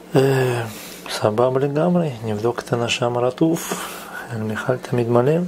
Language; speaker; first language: Hebrew; non-native, fluent; Russian